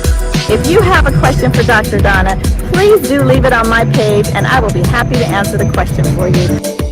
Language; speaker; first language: English; native; English